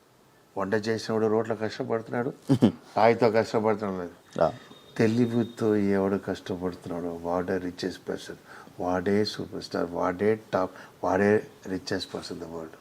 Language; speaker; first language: Telugu; non-native, local second language; Tamil